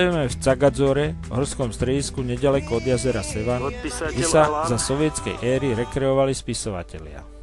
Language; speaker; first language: Slovak; native; Slovak